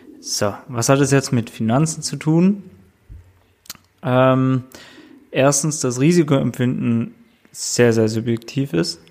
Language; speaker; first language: German; native; German